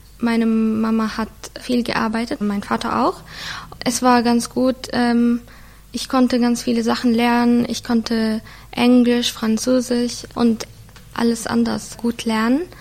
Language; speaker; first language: German; non-native, fluent; Arabic